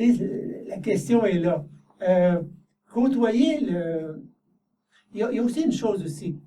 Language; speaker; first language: French; native; French